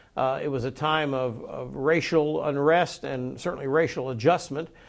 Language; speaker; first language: English; native; English